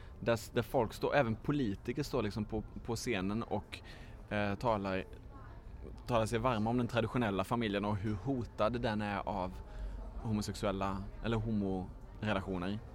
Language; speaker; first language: Swedish; native; Swedish